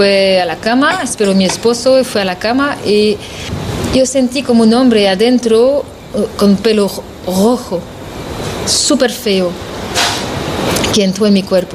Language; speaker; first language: Spanish; non-native, learner; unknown